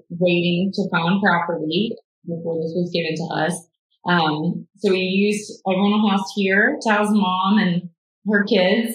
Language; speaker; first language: English; native; English